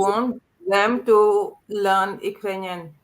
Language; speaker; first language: English; non-native, learner; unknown